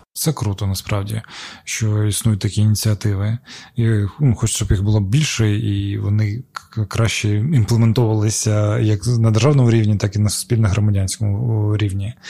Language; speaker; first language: Ukrainian; non-native, local second language; Crimean Tatar